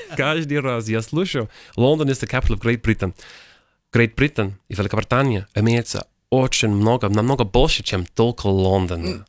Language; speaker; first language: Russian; non-native, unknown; English